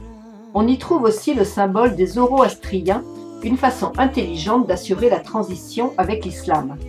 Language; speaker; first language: French; native; French